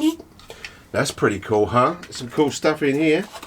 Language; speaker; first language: English; native; English